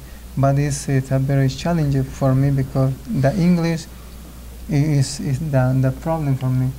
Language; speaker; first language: English; non-native, learner; Spanish